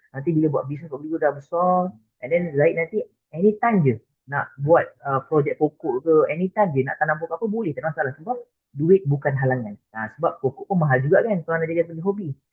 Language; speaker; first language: Malay; native; Malay